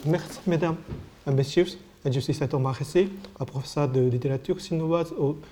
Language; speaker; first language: French; non-native, learner; Japanese